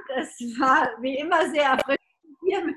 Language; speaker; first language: German; native; German